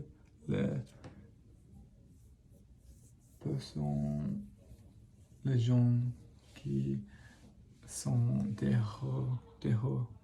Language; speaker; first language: French; non-native, learner; English